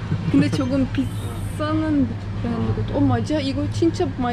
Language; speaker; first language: Korean; non-native, learner; Turkish